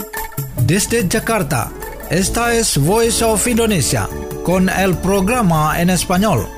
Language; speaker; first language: Spanish; non-native, fluent; Indonesian